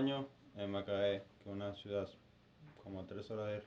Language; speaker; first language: Spanish; native; Spanish